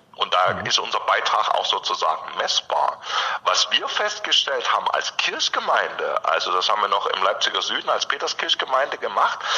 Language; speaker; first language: German; native; German